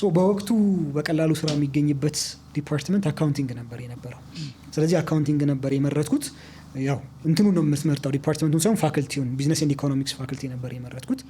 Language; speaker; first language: Amharic; native; Amharic